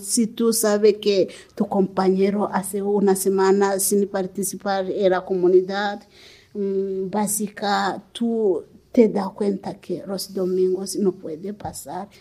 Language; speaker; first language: Spanish; non-native, learner; Kinyarwanda